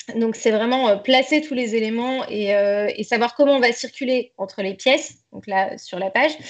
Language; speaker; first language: French; native; French